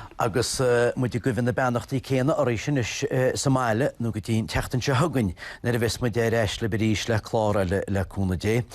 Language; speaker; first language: Irish; native; Irish